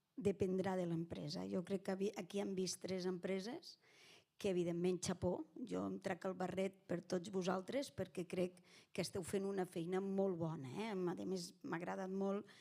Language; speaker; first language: Catalan; native; Catalan